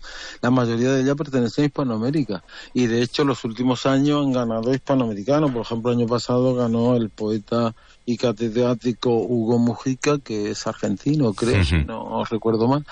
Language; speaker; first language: Spanish; native; Spanish